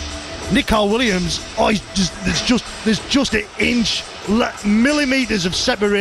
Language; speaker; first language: English; native; English